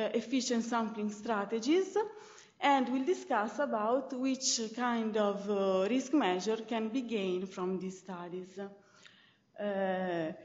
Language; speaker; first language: English; non-native, fluent; Italian